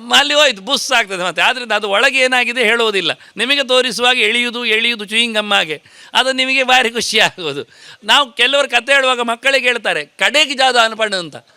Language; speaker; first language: Kannada; native; Kannada